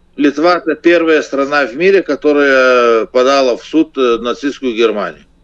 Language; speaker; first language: Russian; non-native, local second language; Lithuanian